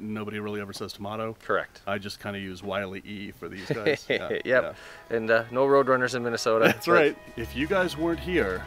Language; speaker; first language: English; native; English